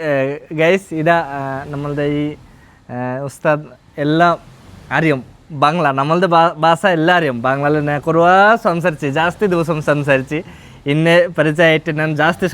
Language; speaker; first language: Malayalam; non-native, learner; Bangla